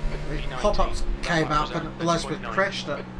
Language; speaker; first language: English; native; English